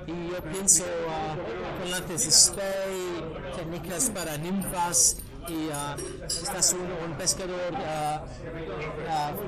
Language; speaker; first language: Spanish; non-native, learner; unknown